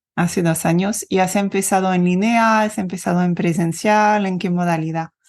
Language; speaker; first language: Spanish; non-native, fluent; French